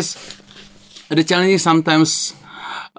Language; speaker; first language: English; non-native, learner; Indonesian